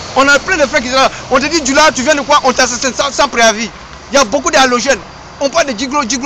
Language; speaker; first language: French; non-native, local second language; Dyula